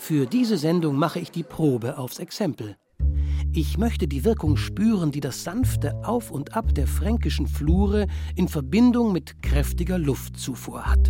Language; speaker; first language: German; native; German